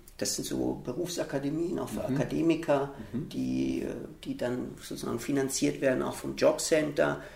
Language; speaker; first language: German; early bilingual, heritage; German